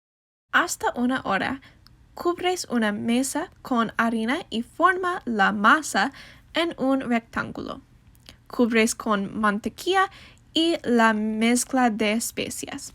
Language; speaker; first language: Spanish; non-native, learner; English